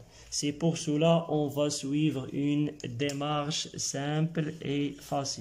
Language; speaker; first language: French; non-native, local second language; Arabic